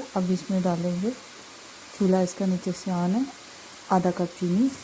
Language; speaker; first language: Hindi; native; Hindi